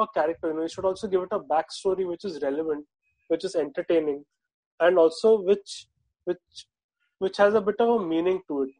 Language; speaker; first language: English; non-native, local second language; Marathi